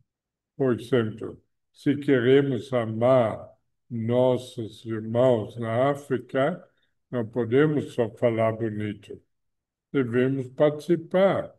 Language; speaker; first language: Portuguese; non-native, fluent; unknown